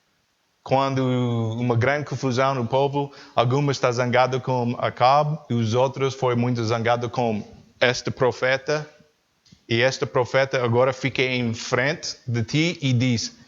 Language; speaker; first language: Portuguese; non-native, learner; English